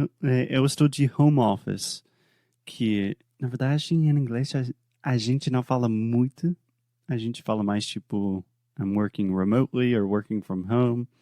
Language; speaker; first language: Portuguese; non-native, fluent; English